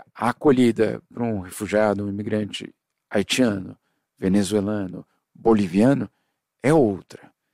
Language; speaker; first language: Portuguese; native; Portuguese